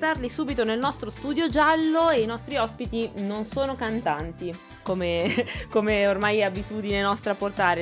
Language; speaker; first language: Italian; native; Italian